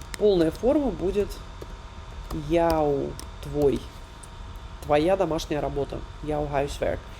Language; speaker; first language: Russian; native; Russian